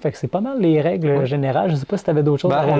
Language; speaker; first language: French; native; French